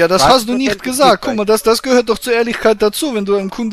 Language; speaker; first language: German; native; German